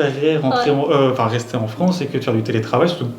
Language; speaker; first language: French; native; French